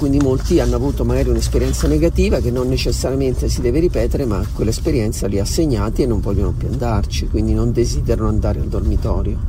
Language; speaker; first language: Italian; native; Italian